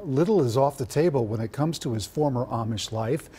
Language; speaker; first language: English; early bilingual, other home language; Pennsylvania German